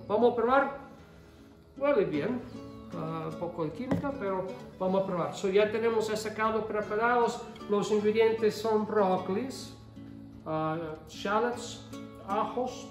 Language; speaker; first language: Spanish; non-native, fluent; English